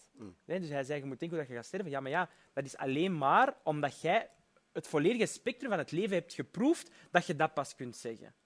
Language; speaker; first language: Dutch; early bilingual, other home language; Berber languages